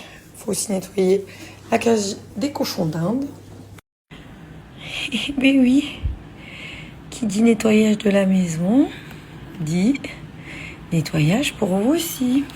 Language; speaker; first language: French; native; French